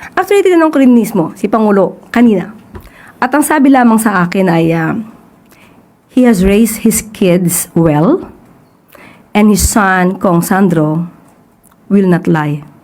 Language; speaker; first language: Filipino; native; Filipino